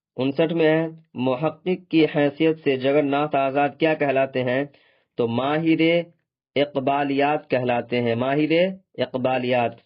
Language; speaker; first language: Urdu; native; Urdu